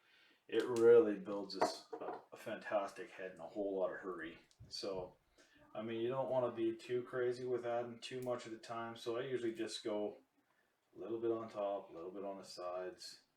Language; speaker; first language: English; native; English